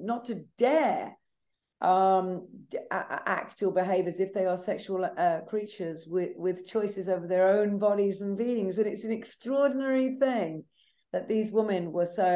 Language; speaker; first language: English; native; English